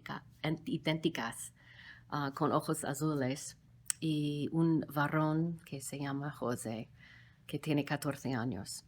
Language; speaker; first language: Spanish; non-native, fluent; English